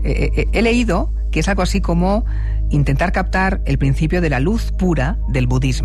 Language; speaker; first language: Spanish; native; Spanish